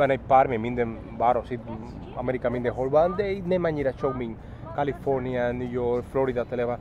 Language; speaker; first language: Hungarian; non-native, learner; English